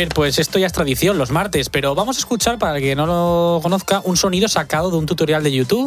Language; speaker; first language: Spanish; native; Spanish